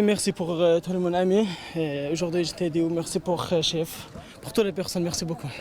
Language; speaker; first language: French; non-native, learner; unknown